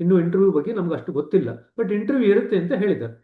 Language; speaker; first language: Kannada; native; Kannada